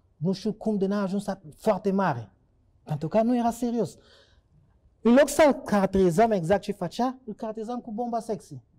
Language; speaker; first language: Romanian; non-native, fluent; French